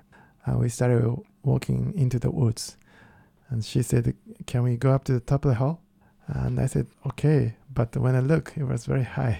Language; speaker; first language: English; non-native, fluent; Japanese